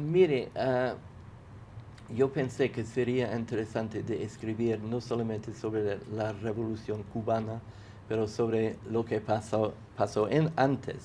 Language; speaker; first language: Spanish; non-native, fluent; English